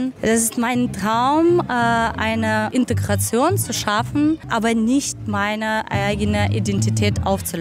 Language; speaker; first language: German; non-native, fluent; Ukrainian